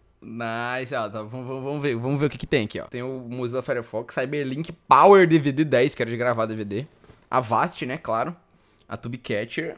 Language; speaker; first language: Portuguese; native; Portuguese